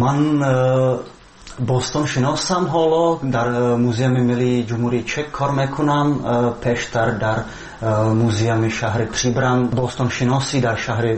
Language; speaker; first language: Persian; non-native, fluent; Czech